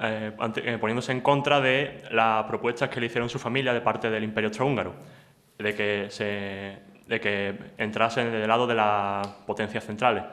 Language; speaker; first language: Spanish; native; Spanish